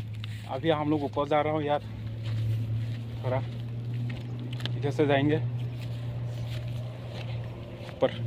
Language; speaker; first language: Hindi; non-native, local second language; Assamese